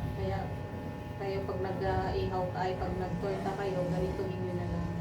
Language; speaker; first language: Filipino; non-native, local second language; Cebuano